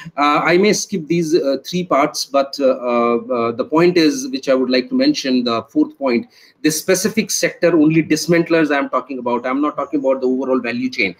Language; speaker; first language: English; non-native, local second language; Hindi